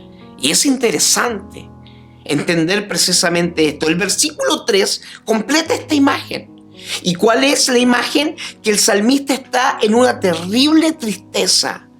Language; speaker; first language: Spanish; native; Spanish